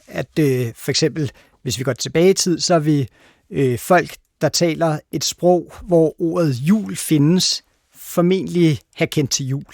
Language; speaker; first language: Danish; native; Danish